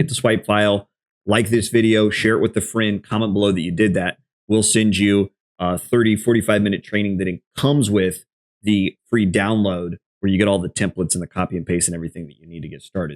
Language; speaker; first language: English; native; English